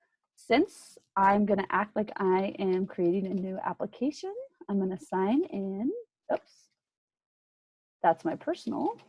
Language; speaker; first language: English; native; English